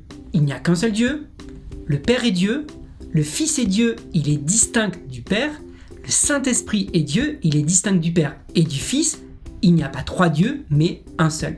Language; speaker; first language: French; native; French